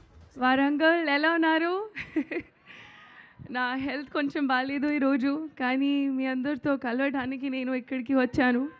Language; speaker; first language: Telugu; non-native, learner; Hindi